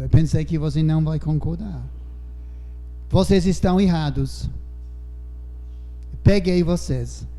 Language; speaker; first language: Portuguese; non-native, fluent; English